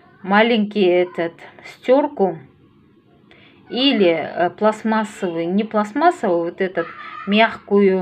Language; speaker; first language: Russian; non-native, local second language; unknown